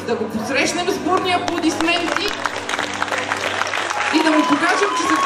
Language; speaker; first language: Bulgarian; native; Bulgarian